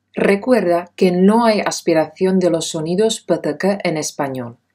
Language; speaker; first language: Spanish; non-native, fluent; Czech